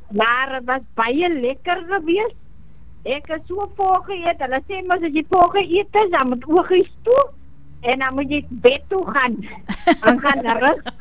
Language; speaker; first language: Afrikaans; native; Afrikaans